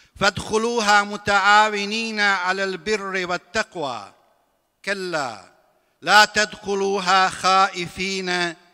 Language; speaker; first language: Arabic; non-native, fluent; Bosnian